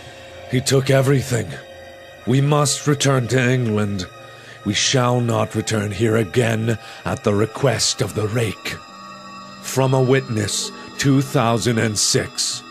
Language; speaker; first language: English; native; English